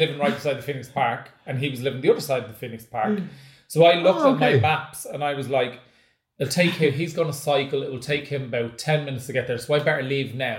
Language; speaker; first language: English; native; English